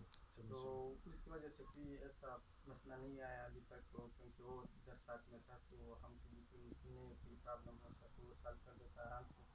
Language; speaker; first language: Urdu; non-native, local second language; Pashto